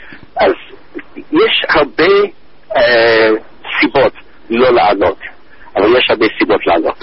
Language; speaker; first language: Hebrew; non-native, fluent; English